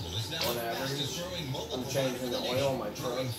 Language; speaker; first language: English; native; English